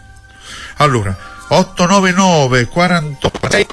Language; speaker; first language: Italian; native; Italian